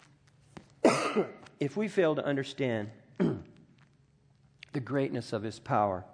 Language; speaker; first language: English; native; English